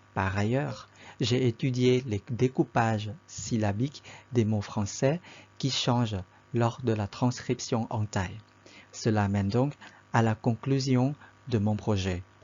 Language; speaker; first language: French; non-native, fluent; Thai